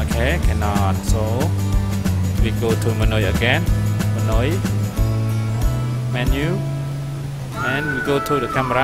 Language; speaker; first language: English; non-native, learner; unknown